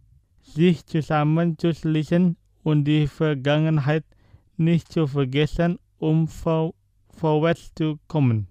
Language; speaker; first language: German; non-native, fluent; Indonesian